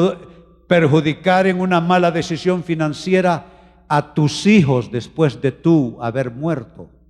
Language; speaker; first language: Spanish; native; Spanish